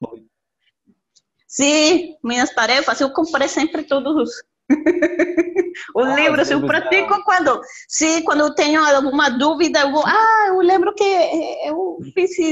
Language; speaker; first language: Portuguese; non-native, learner; Spanish